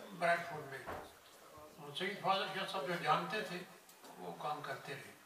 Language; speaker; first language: Urdu; non-native, local second language; Punjabi